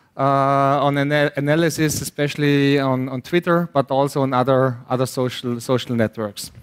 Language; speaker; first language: English; non-native, fluent; German